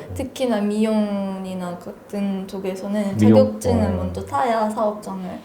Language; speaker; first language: Korean; non-native, fluent; Russian